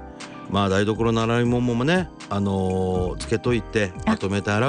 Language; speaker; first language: Japanese; native; Japanese